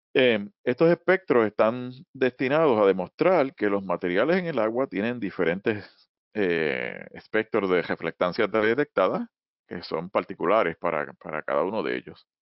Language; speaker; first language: Spanish; native; Spanish